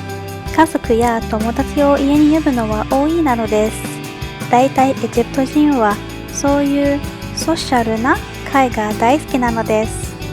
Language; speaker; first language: Japanese; non-native, fluent; Arabic